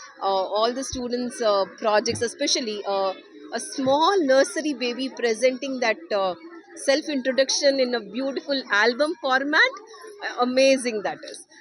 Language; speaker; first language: English; non-native, local second language; Telugu